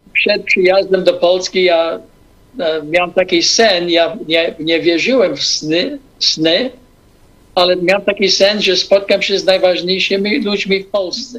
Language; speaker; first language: Polish; early bilingual, heritage; English